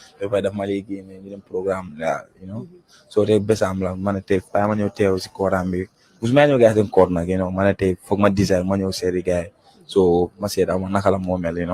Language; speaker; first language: Wolof; non-native, local second language; Mandingo